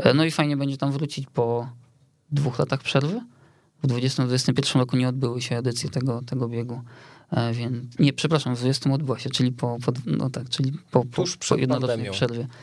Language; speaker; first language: Polish; native; Polish